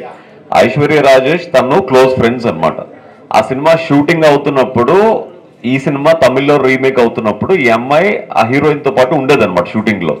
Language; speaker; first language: Telugu; native; Telugu